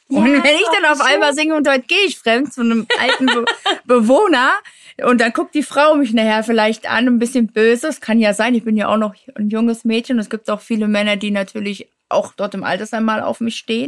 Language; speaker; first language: German; native; German